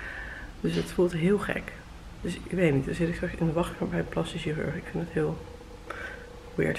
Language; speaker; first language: Dutch; native; Dutch